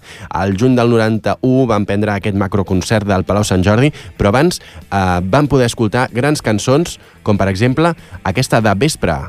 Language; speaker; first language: Catalan; native; Catalan